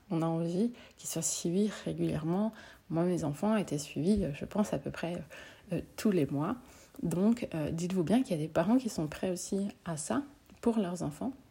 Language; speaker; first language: French; native; French